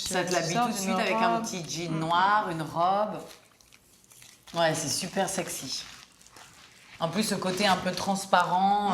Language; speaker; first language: French; native; French